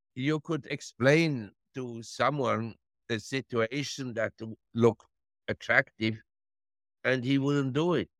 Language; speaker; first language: English; non-native, fluent; German